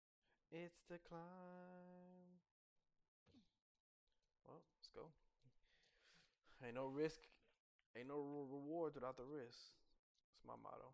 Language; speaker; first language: English; native; English